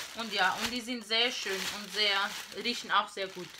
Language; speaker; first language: German; non-native, learner; Portuguese